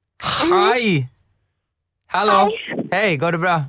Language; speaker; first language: Norwegian; non-native, learner; Swedish